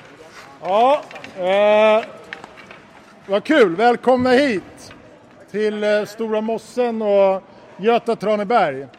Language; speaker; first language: Swedish; non-native, fluent; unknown